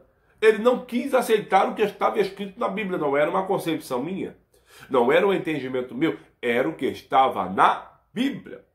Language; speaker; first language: Portuguese; native; Portuguese